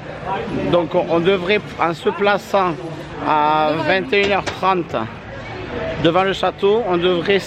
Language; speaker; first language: French; native; French